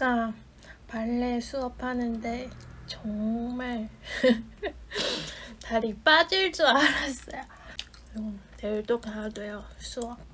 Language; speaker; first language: Korean; non-native, fluent; Chinese